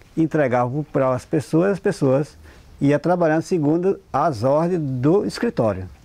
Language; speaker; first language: Portuguese; native; Portuguese